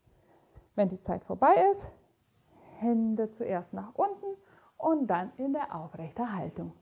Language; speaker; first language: German; native; German